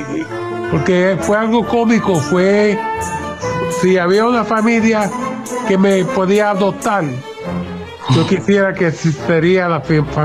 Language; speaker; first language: Spanish; early bilingual, heritage; English